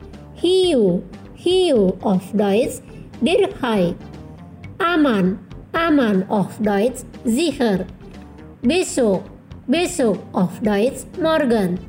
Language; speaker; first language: German; non-native, fluent; Indonesian